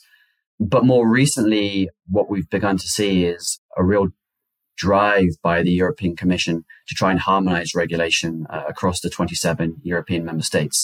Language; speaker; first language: English; native; English